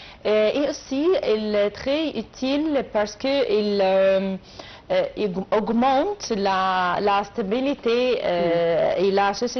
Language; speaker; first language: French; non-native, learner; Arabic